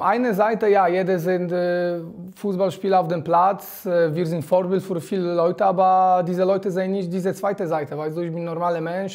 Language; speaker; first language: German; non-native, fluent; Polish